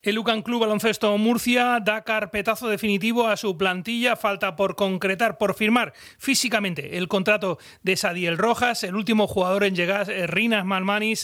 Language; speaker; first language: Spanish; native; Spanish